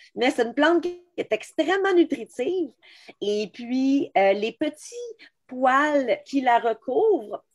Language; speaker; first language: French; native; French